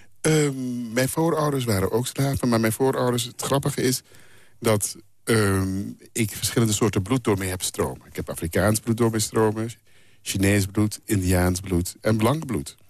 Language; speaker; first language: Dutch; non-native, local second language; Papiamento